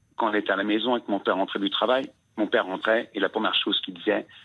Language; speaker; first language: French; native; French